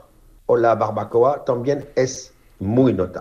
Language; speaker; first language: Spanish; non-native, fluent; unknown